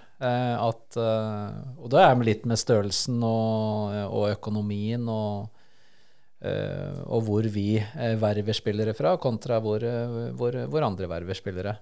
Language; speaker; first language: Norwegian; early bilingual, other home language; Spanish